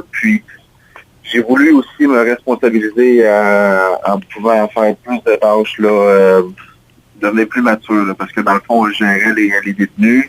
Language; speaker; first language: French; native; French